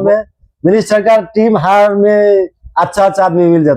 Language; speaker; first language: Hindi; non-native, learner; Bangla